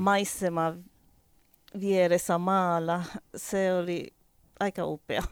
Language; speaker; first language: Finnish; non-native, learner; Spanish